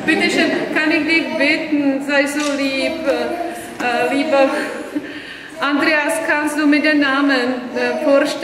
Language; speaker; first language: German; non-native, learner; Czech